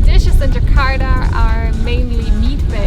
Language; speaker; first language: English; non-native, fluent; German